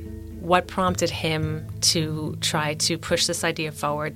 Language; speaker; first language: English; native; English